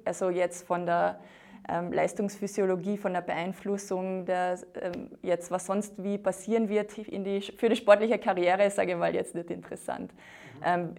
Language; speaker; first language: German; native; German